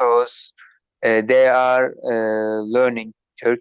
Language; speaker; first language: English; non-native, learner; Turkish